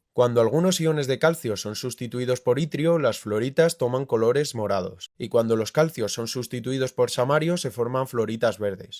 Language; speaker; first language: Spanish; native; Spanish